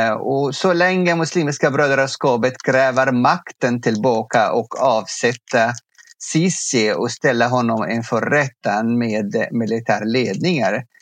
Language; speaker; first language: Swedish; non-native, fluent; Arabic